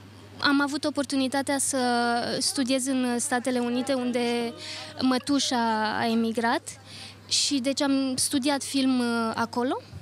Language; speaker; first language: Romanian; early bilingual, other home language; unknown